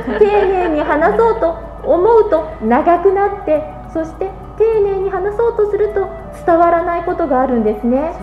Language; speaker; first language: Japanese; native; Japanese